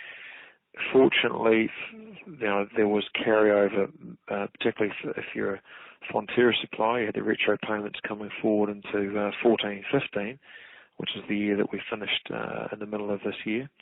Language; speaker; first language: English; native; English